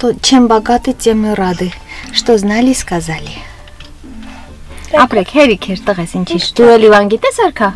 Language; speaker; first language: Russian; non-native, local second language; Armenian